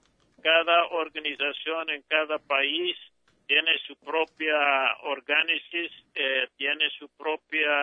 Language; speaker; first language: Spanish; non-native, fluent; English